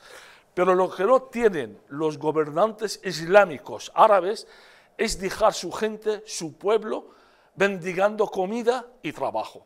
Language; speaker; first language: Spanish; non-native, fluent; Arabic